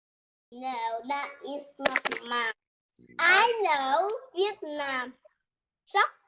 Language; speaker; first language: English; non-native, learner; Vietnamese